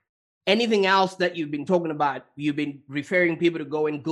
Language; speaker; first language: English; non-native, local second language; Shona